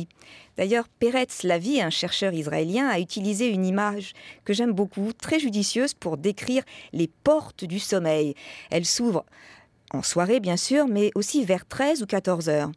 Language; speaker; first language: French; native; French